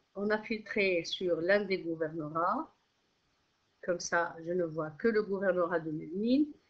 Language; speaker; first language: French; non-native, local second language; Arabic